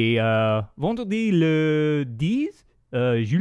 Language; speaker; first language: French; non-native, learner; English